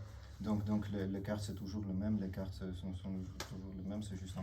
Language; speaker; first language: French; non-native, learner; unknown